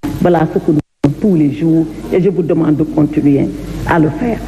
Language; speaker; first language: French; non-native, local second language; Fula